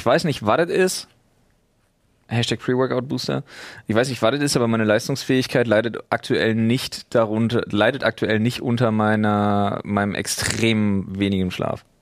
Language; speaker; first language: German; native; German